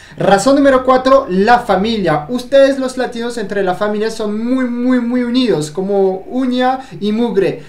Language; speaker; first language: Spanish; non-native, fluent; French